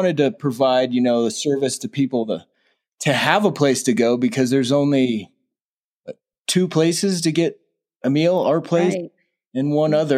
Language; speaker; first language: English; native; English